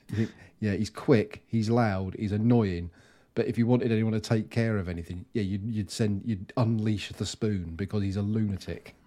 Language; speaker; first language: English; native; English